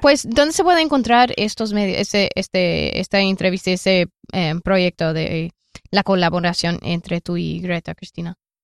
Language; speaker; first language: Spanish; non-native, fluent; English